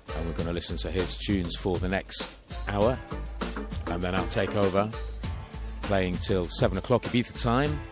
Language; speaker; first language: English; native; English